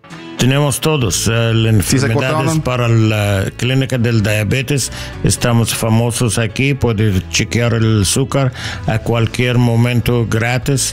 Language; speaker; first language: Spanish; non-native, learner; English